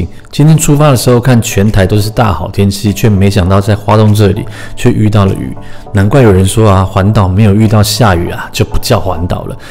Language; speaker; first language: Chinese; native; Chinese